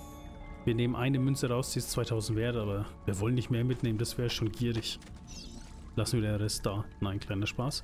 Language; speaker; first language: German; native; German